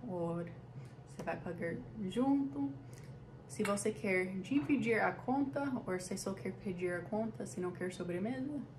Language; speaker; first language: Portuguese; non-native, fluent; English